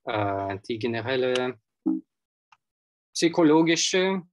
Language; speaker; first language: German; non-native, learner; Russian